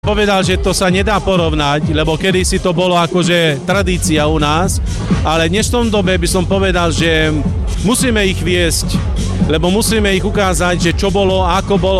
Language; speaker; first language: Slovak; non-native, local second language; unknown